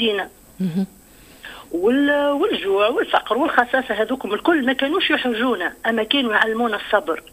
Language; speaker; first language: Arabic; native; Arabic